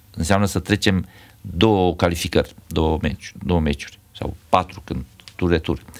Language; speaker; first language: Romanian; native; Romanian